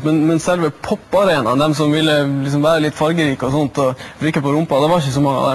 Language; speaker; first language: Norwegian; native; Norwegian